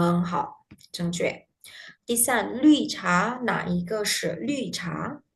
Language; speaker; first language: Chinese; non-native, fluent; Indonesian